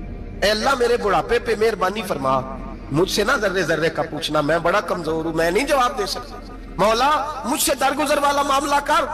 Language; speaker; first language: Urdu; non-native, local second language; Punjabi